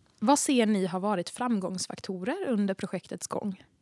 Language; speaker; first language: Swedish; native; Swedish